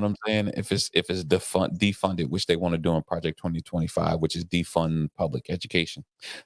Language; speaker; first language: English; native; English